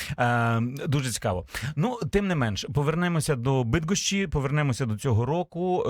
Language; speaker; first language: Ukrainian; native; Ukrainian